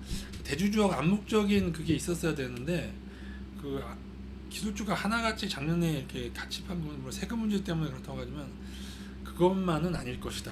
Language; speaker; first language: Korean; native; Korean